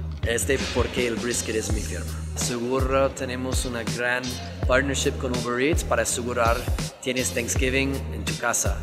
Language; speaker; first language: Spanish; non-native, fluent; English